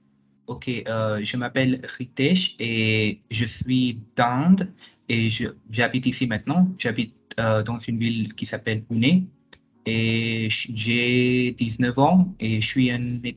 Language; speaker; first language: French; non-native, fluent; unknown